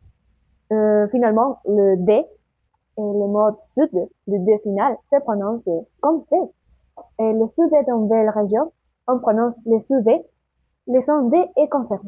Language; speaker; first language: French; non-native, learner; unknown